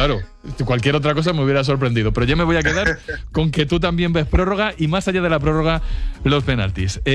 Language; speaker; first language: Spanish; native; Spanish